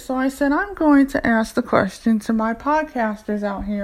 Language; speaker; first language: English; native; English